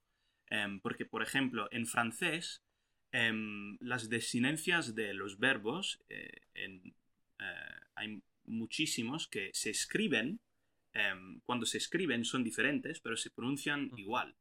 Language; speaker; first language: Spanish; non-native, fluent; English